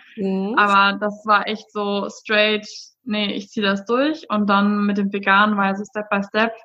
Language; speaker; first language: German; native; German